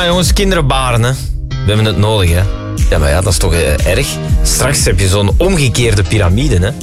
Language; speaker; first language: Dutch; native; Dutch